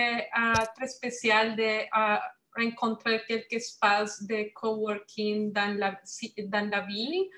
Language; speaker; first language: French; non-native, learner; Spanish